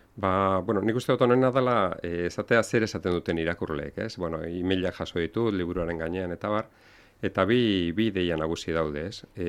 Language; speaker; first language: Basque; non-native, local second language; Spanish